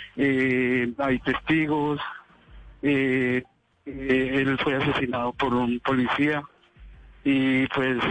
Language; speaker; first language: Spanish; native; Spanish